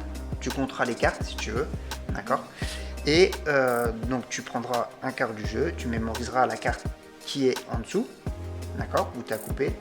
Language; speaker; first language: French; native; French